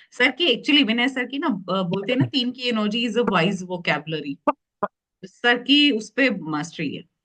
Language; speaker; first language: Hindi; native; Hindi